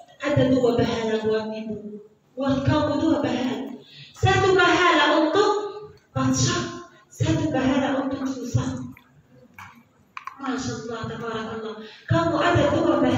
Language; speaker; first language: Indonesian; non-native, learner; Arabic